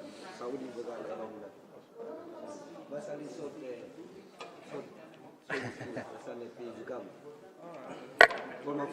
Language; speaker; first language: Arabic; non-native, learner; Indonesian